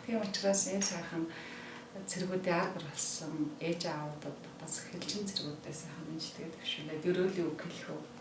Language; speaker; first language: Mongolian; native; Mongolian